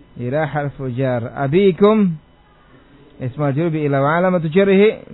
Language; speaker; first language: Arabic; non-native, fluent; Indonesian